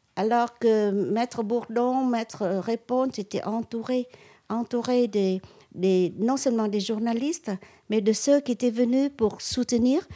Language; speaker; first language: French; non-native, local second language; Vietnamese